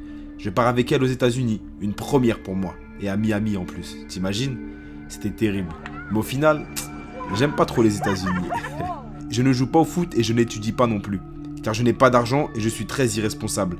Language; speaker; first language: French; native; French